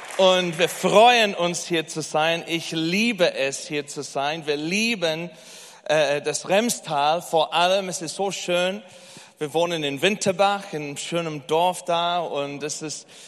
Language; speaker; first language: German; non-native, fluent; English